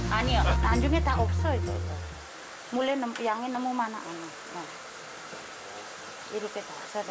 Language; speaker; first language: Korean; non-native, learner; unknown